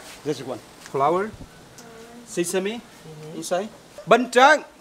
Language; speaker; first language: English; non-native, learner; Vietnamese